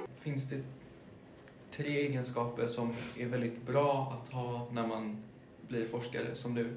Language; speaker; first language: Swedish; early bilingual, other home language; German